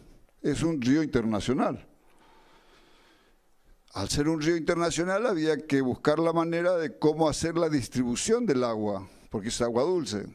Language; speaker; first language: Spanish; native; Spanish